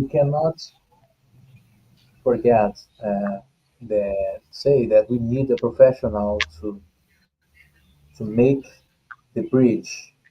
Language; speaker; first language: English; non-native, fluent; Portuguese